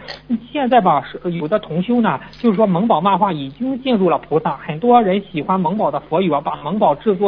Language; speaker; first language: Chinese; native; Chinese